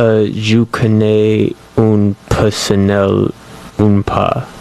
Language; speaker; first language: French; non-native, learner; English